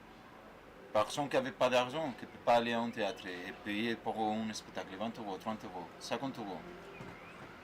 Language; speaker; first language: French; non-native, learner; Spanish